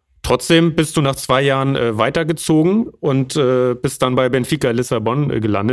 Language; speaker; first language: German; native; German